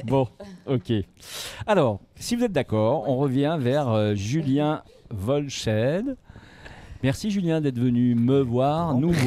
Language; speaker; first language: French; native; French